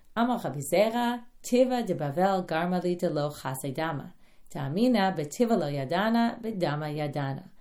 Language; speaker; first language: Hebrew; non-native, fluent; English